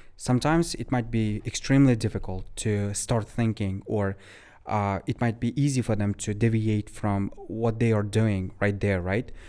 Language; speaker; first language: English; non-native, fluent; Uzbek